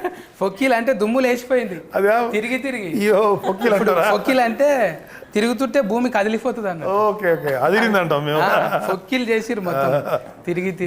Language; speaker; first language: Telugu; native; Telugu